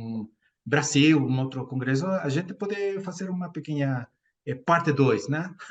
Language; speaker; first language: Portuguese; non-native, fluent; Spanish